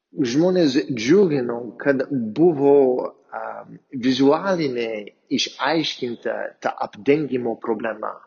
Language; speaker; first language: Lithuanian; non-native, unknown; English